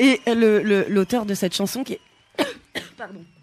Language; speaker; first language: French; native; French